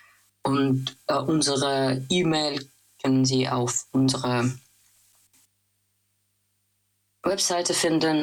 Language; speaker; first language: German; non-native, fluent; Russian